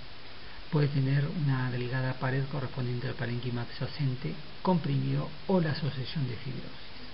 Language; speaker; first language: Spanish; native; Spanish